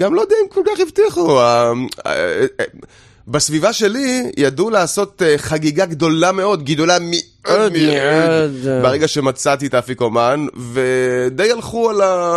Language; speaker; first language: Hebrew; native; Hebrew